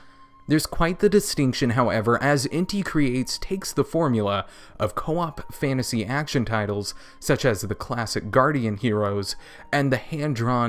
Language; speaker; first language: English; native; English